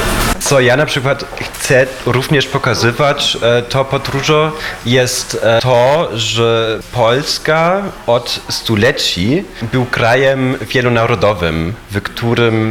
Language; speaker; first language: Polish; non-native, fluent; German